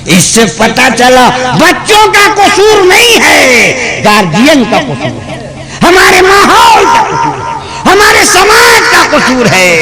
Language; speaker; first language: Hindi; non-native, local second language; Bhojpuri